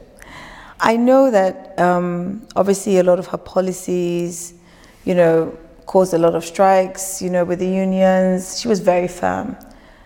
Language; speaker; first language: English; non-native, local second language; Yoruba